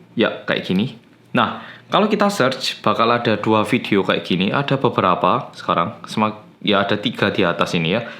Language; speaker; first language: Indonesian; non-native, fluent; Korean